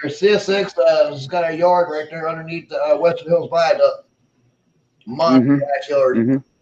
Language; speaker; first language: English; native; English